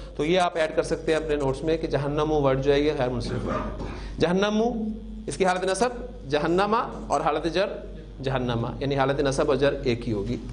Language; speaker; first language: Urdu; native; Urdu